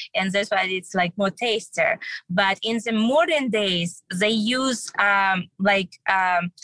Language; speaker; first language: English; non-native, learner; Russian